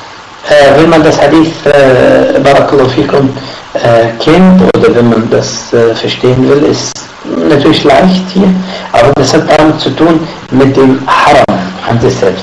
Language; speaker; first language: German; non-native, fluent; Arabic